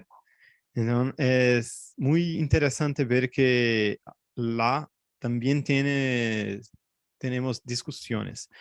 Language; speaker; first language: Spanish; non-native, fluent; Portuguese